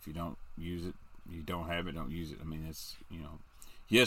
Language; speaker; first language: English; native; English